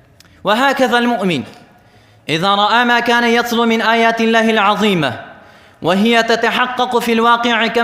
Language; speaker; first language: Arabic; non-native, fluent; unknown